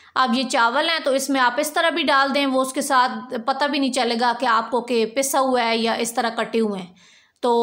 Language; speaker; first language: Urdu; native; Urdu